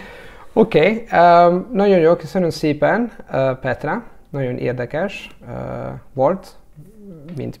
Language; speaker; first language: Hungarian; non-native, learner; Italian